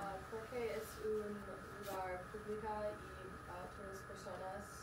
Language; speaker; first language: Spanish; non-native, learner; English